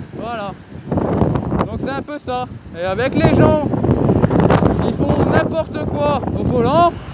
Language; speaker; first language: French; native; French